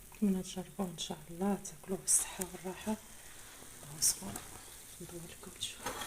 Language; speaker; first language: Arabic; native; Arabic